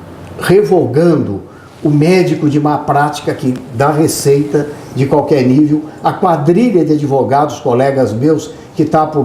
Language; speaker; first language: Portuguese; native; Portuguese